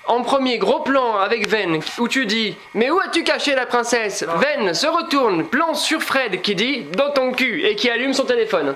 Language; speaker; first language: French; native; French